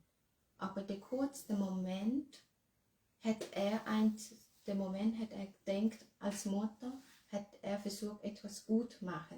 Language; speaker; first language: German; non-native, learner; Thai